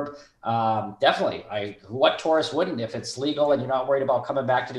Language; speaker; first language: English; native; English